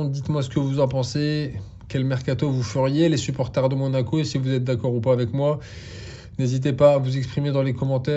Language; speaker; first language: French; native; French